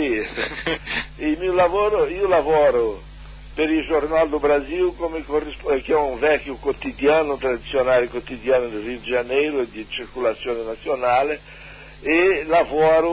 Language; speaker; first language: Italian; non-native, fluent; Portuguese